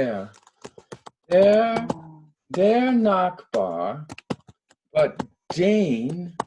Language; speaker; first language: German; non-native, fluent; English